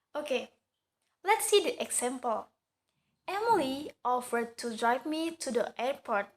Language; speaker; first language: English; non-native, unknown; Indonesian